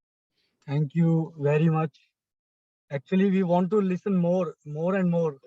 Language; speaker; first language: English; non-native, local second language; Hindi